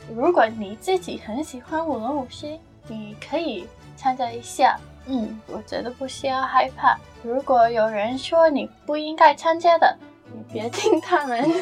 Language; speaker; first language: Chinese; early bilingual, heritage; Chinese